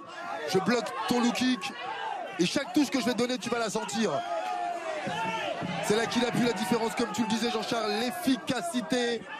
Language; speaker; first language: French; native; French